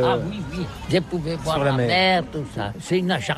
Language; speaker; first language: French; non-native, learner; Catalan